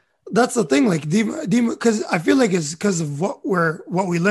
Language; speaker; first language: English; early bilingual, other home language; Arabic